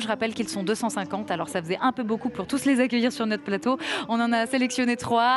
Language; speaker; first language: French; native; French